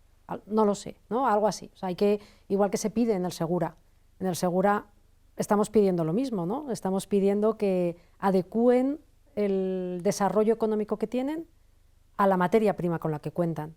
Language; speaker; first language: Spanish; native; Spanish